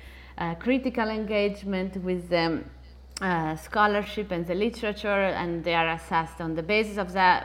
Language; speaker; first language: English; non-native, fluent; Italian